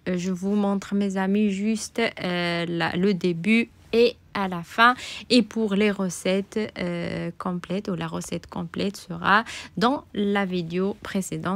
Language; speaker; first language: French; non-native, local second language; Arabic